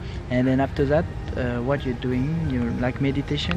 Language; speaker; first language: English; non-native, fluent; French